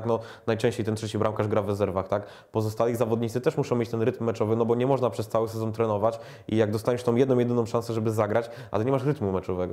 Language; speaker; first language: Polish; native; Polish